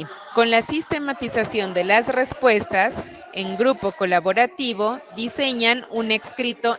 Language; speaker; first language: Spanish; native; Spanish